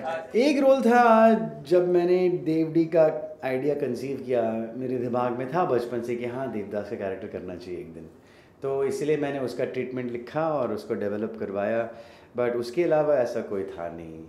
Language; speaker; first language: Hindi; native; Hindi